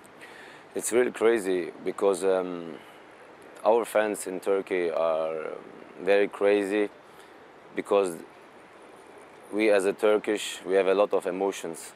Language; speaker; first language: English; non-native, fluent; German